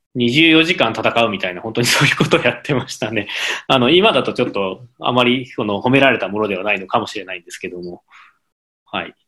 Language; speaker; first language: Japanese; native; Japanese